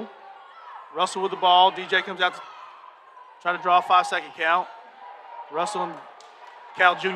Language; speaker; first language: English; native; English